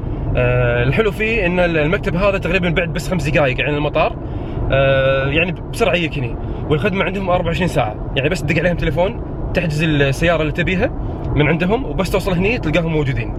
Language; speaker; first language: Arabic; native; Arabic